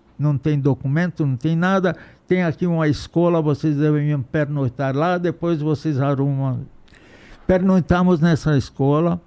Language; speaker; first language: Portuguese; non-native, fluent; Hungarian